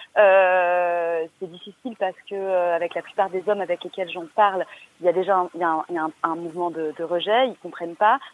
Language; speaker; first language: French; native; French